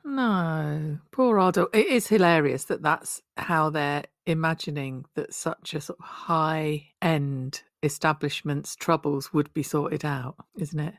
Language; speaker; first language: English; native; English